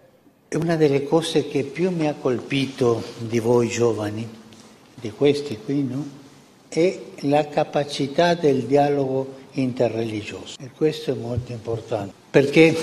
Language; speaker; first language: Italian; non-native, fluent; Spanish